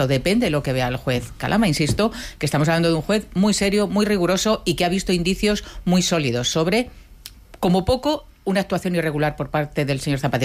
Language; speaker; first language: Spanish; native; Spanish